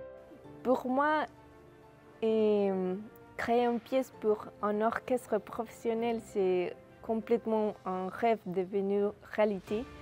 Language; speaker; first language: French; non-native, fluent; Spanish